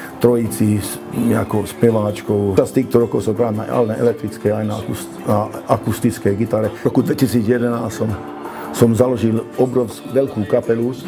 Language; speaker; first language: Slovak; non-native, local second language; Hungarian